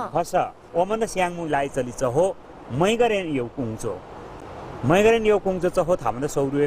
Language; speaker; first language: Chinese; non-native, learner; Nepali